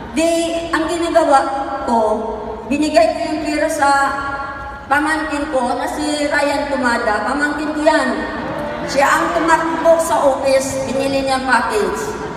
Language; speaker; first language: Filipino; non-native, local second language; Cebuano